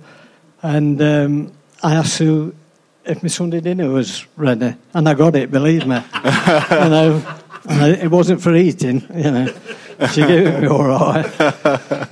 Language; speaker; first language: English; native; English